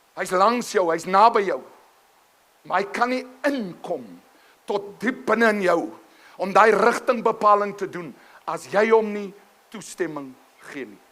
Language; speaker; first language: Afrikaans; native; Afrikaans